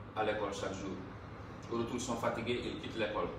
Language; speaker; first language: French; non-native, local second language; Wolof